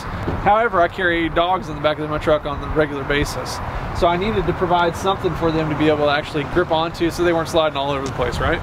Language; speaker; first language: English; native; English